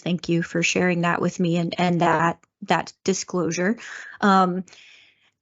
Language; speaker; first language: English; native; English